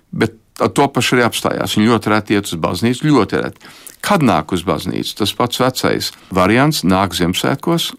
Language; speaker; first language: Latvian; early bilingual, heritage; Latvian